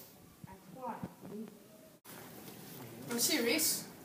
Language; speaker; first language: French; non-native, learner; English